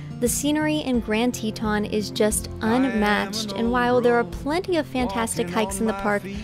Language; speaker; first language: English; native; English